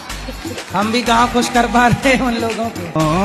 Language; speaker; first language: Hindi; native; Hindi